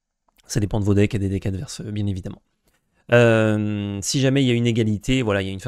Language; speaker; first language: French; native; French